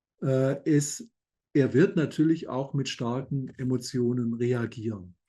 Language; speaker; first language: German; native; German